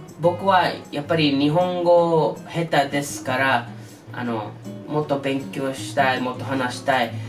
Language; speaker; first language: Japanese; non-native, learner; English